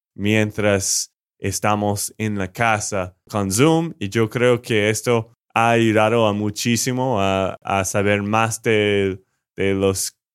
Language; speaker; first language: Spanish; non-native, fluent; English